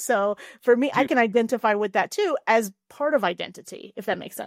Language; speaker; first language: English; native; English